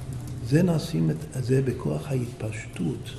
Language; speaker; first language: Hebrew; non-native, fluent; English